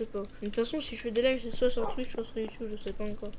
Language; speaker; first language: French; native; French